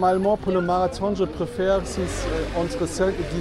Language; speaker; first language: French; non-native, fluent; German